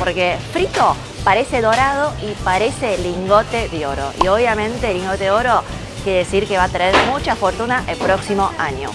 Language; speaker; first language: Spanish; early bilingual, other home language; Chinese